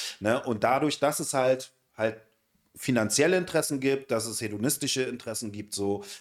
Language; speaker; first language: German; native; German